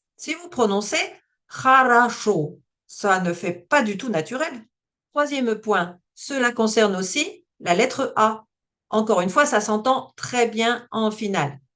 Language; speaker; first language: French; native; French